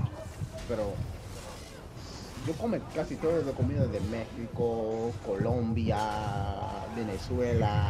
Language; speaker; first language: Spanish; early bilingual, heritage; Spanish